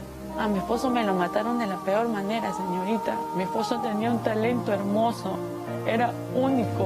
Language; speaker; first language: Spanish; native; Spanish